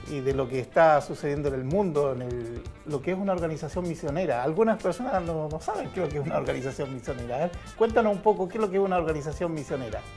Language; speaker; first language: Spanish; native; Spanish